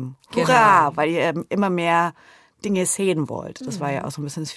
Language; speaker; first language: German; native; German